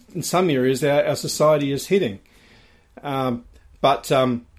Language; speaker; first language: English; native; English